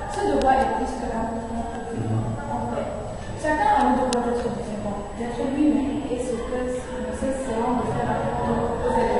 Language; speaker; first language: French; non-native, fluent; Arabic